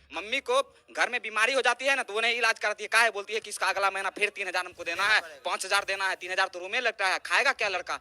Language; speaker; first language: Hindi; native; Hindi